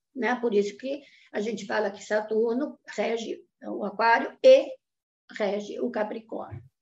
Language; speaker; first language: Portuguese; non-native, fluent; Italian